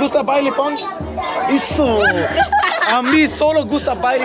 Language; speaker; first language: Spanish; non-native, learner; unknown